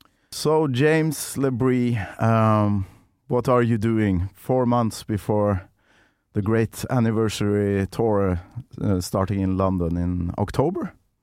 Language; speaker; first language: English; non-native, fluent; Norwegian